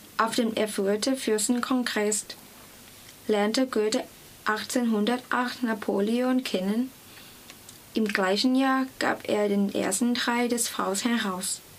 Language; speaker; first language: German; non-native, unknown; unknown